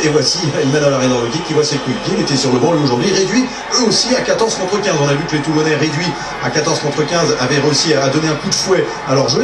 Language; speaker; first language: French; native; French